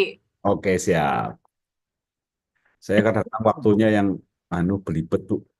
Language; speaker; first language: Indonesian; native; Indonesian